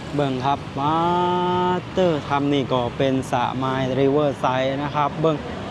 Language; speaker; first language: Thai; non-native, local second language; Lao